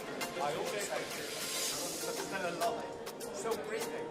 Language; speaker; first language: English; native; English